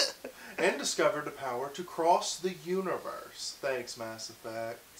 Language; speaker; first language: English; native; English